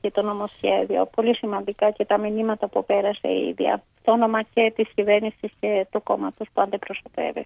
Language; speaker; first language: Greek; non-native, fluent; Albanian